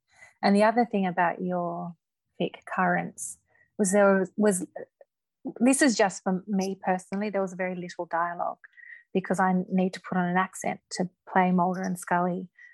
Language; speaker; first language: English; native; English